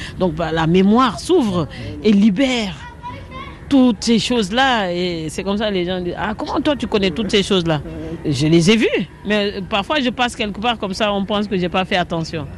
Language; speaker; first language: French; non-native, local second language; Wolof